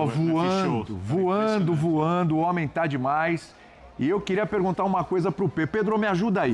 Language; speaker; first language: Portuguese; native; Portuguese